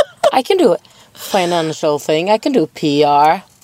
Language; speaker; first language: English; non-native, fluent; Swedish